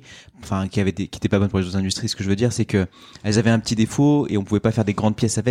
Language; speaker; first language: French; native; French